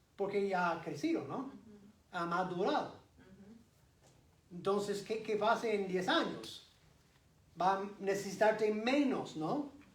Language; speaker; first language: Spanish; non-native, fluent; English